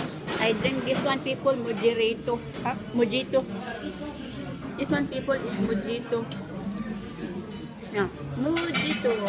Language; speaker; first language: English; non-native, local second language; Filipino